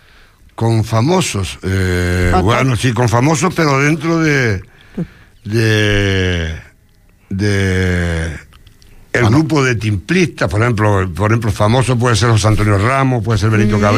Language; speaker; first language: Spanish; native; Spanish